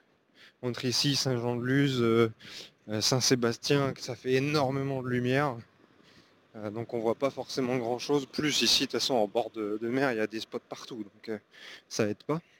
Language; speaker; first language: French; native; French